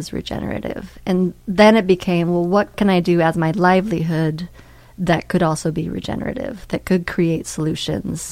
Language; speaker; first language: English; native; English